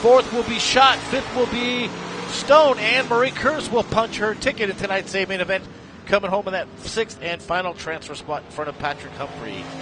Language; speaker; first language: English; native; English